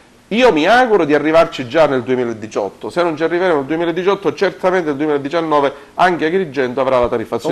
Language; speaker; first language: Italian; native; Italian